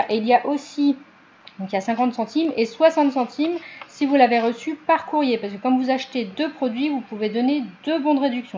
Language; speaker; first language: French; native; French